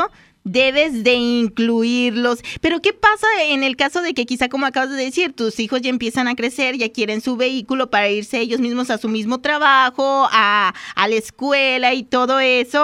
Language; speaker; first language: Spanish; native; Spanish